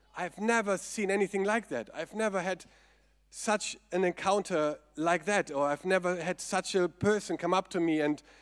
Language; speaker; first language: English; non-native, fluent; German